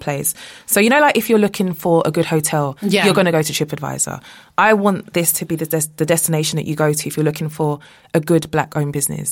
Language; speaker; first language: English; native; English